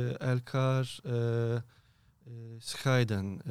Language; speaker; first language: Dutch; non-native, learner; Turkish